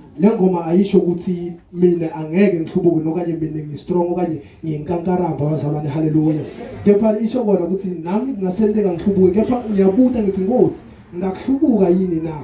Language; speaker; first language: Zulu; non-native, local second language; Swati